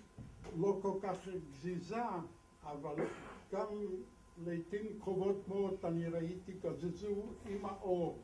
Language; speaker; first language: Hebrew; non-native, fluent; Polish